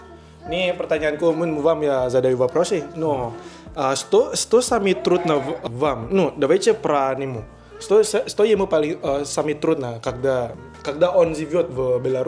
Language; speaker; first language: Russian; non-native, learner; Indonesian